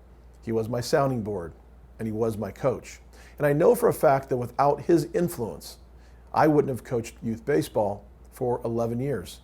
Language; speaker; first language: English; native; English